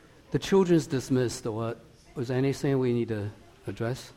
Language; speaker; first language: English; non-native, learner; Chinese